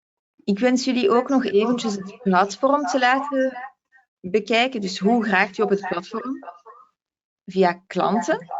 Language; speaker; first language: Dutch; native; Dutch